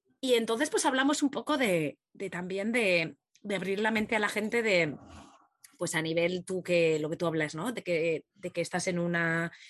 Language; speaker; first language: Spanish; native; Spanish